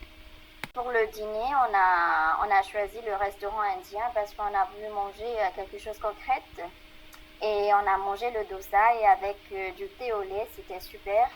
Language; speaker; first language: French; non-native, fluent; Burmese